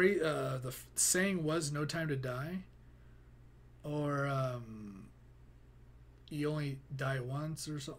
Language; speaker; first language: English; native; English